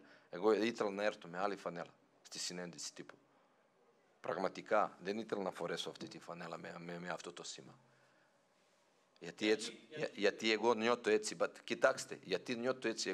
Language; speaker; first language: Greek; non-native, fluent; Serbian